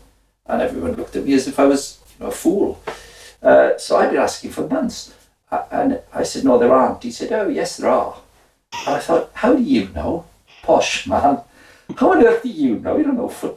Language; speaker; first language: English; native; English